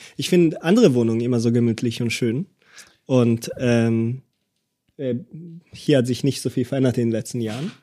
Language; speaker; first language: German; early bilingual, other home language; Hebrew